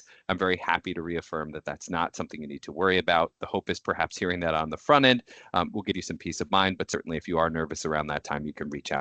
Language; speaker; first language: English; native; English